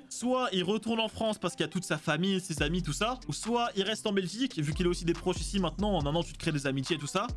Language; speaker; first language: French; native; French